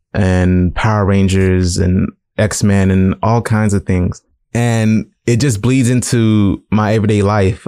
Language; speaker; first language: English; native; English